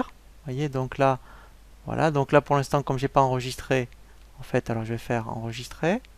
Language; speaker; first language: French; native; French